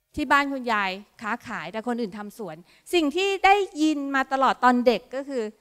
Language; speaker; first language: Thai; native; Thai